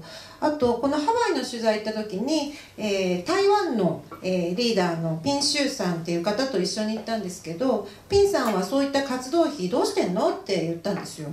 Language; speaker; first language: Japanese; native; Japanese